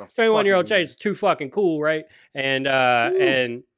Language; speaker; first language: English; native; English